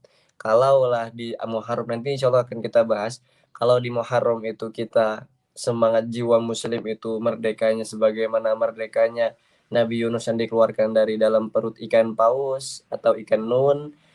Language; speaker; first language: Indonesian; native; Indonesian